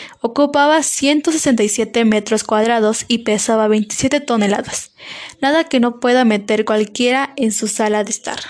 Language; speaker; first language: Spanish; native; Spanish